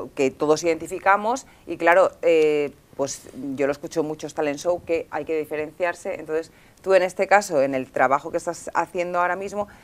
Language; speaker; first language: Spanish; native; Spanish